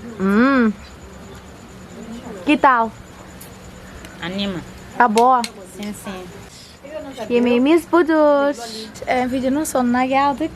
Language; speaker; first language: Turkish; non-native, fluent; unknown